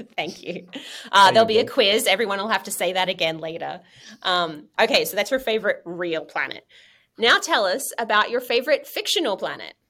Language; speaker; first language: English; native; English